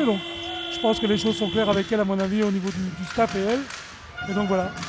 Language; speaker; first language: French; native; French